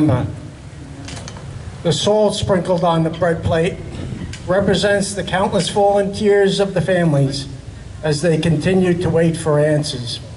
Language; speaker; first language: English; native; English